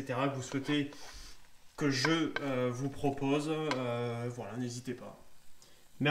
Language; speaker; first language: French; native; French